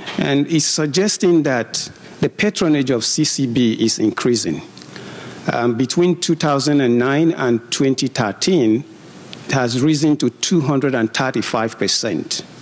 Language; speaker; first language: English; non-native, local second language; Igbo